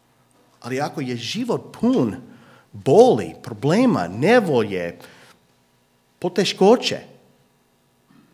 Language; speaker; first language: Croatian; non-native, fluent; English